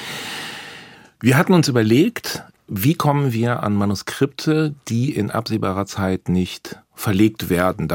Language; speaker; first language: German; native; German